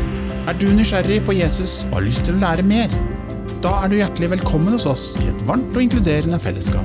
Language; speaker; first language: Norwegian; native; Norwegian